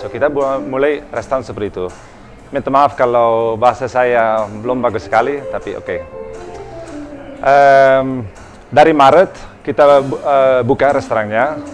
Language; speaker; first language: Indonesian; non-native, learner; Dutch